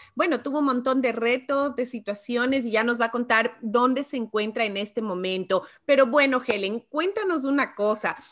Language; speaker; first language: Spanish; native; Spanish